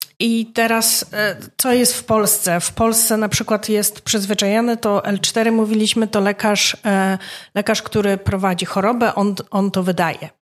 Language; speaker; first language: Polish; native; Polish